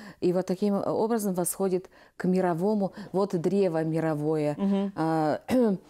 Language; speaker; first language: Russian; non-native, local second language; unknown